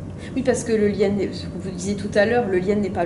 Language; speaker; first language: French; native; French